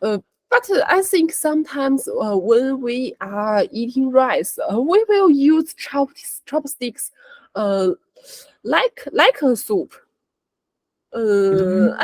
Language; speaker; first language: English; non-native, learner; Chinese